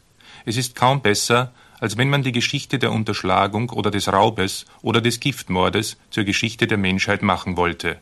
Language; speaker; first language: German; native; German